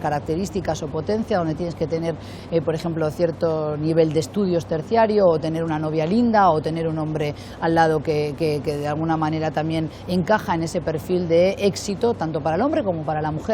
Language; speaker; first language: Spanish; native; Spanish